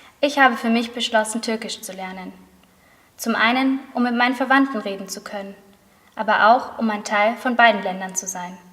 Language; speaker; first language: German; native; German